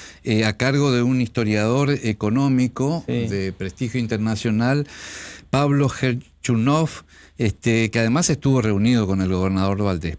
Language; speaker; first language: Spanish; native; Spanish